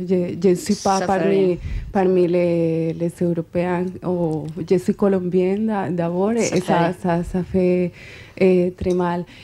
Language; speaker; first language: French; non-native, fluent; Spanish